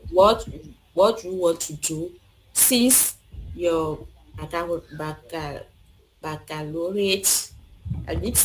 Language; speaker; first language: English; non-native, learner; French